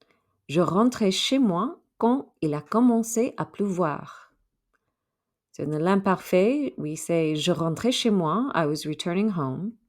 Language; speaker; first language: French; non-native, fluent; English